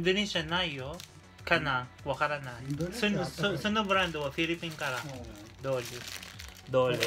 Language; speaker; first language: Japanese; non-native, local second language; Filipino